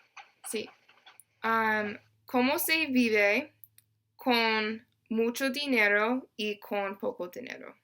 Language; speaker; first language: Spanish; non-native, learner; English